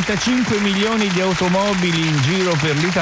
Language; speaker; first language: Italian; native; Italian